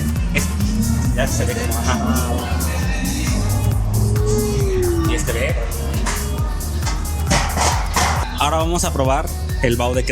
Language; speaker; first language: Spanish; native; Spanish